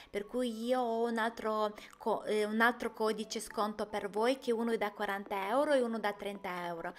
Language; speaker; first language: Italian; non-native, fluent; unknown